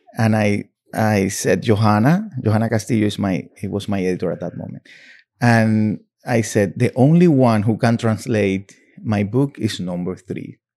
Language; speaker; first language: English; non-native, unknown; Spanish